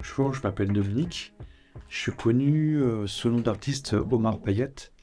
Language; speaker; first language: French; early bilingual, other home language; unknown